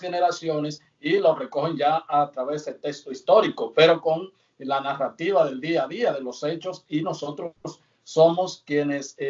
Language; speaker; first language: Spanish; native; Spanish